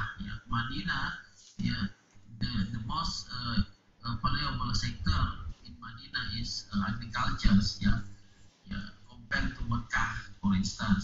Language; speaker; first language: English; non-native, fluent; Indonesian